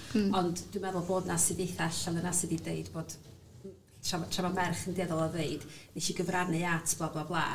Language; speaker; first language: Welsh; native; Welsh